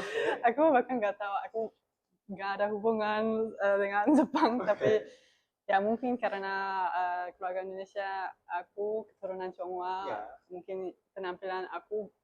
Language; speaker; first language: Indonesian; non-native, learner; German